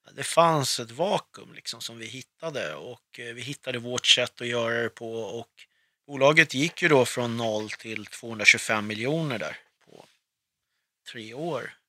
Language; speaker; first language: Swedish; early bilingual, other home language; Arabic